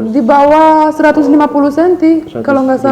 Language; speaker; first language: Indonesian; non-native, fluent; Romanian